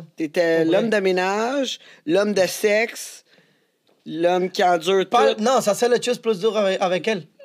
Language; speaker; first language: French; non-native, fluent; Spanish